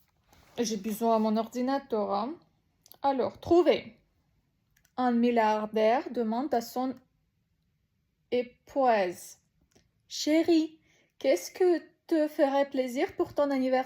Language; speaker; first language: French; non-native, learner; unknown